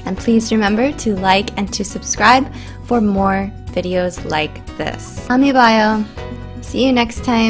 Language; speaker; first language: English; native; English